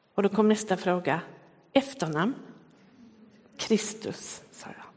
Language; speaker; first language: Swedish; native; Swedish